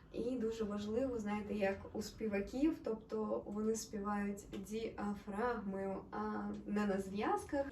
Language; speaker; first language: Ukrainian; non-native, local second language; Russian